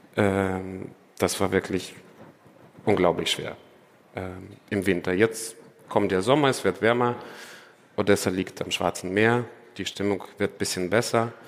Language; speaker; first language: German; non-native, fluent; Ukrainian